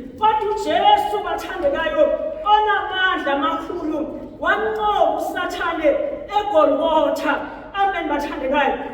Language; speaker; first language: Zulu; native; Zulu